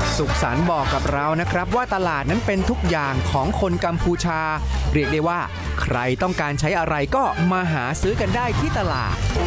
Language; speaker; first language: Thai; native; Thai